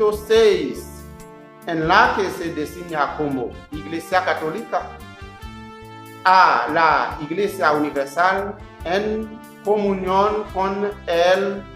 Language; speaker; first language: Spanish; non-native, learner; Haitian Creole